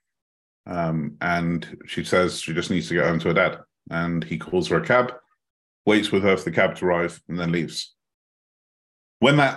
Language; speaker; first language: English; native; English